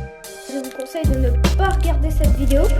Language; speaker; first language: French; native; French